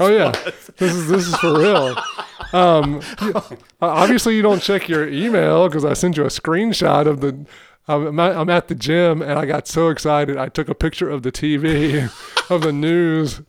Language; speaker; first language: English; native; English